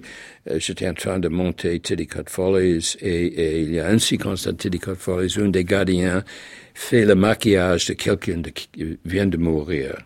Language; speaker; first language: French; non-native, fluent; English